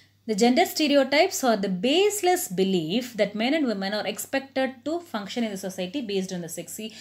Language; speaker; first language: English; non-native, local second language; Tamil